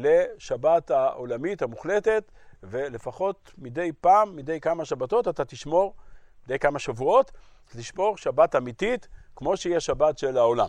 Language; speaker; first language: Hebrew; native; Hebrew